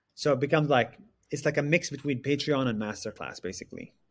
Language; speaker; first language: English; non-native, fluent; Arabic